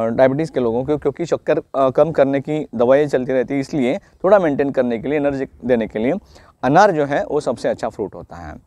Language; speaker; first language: Hindi; non-native, local second language; Marathi